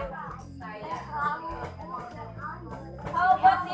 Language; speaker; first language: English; non-native, learner; Indonesian